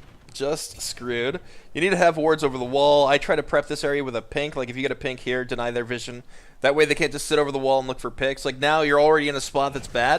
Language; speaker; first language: English; native; English